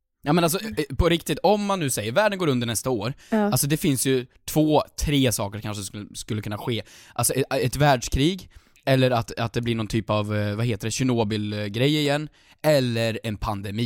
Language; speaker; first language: Swedish; native; Swedish